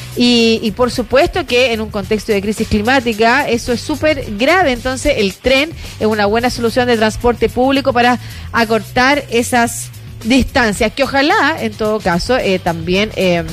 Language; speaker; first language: Spanish; native; Spanish